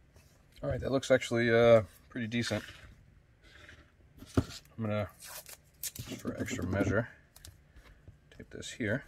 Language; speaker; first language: English; native; English